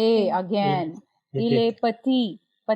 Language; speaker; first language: French; non-native, fluent; Hindi